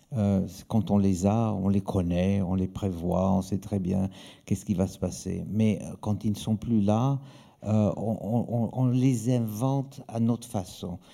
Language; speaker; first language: French; native; French